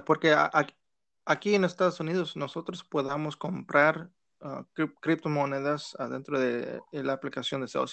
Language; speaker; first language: Spanish; non-native, learner; English